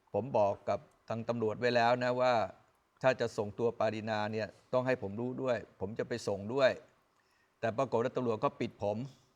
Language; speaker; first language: Thai; native; Thai